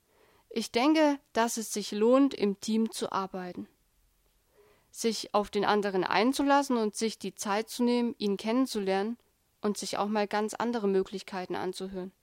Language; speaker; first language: German; native; German